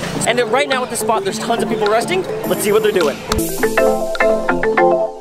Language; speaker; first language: English; native; English